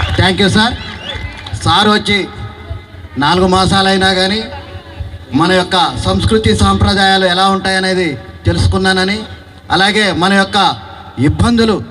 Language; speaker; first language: Telugu; native; Telugu